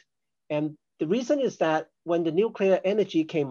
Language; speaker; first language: English; non-native, local second language; Cantonese